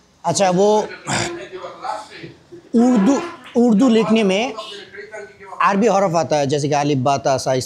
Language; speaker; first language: Hindi; non-native, learner; Bangla